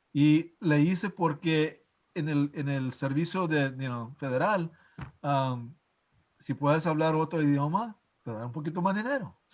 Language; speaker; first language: Spanish; early bilingual, heritage; English